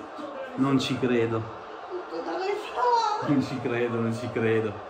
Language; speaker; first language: Italian; native; Italian